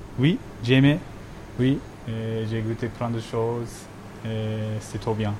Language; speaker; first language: French; non-native, learner; Japanese